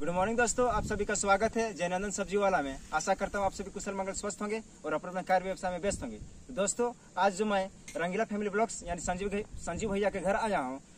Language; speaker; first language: Hindi; native; Hindi